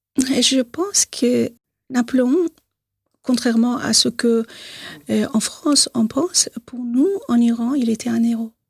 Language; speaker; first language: French; non-native, fluent; Persian